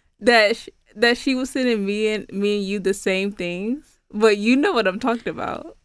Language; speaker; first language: English; native; English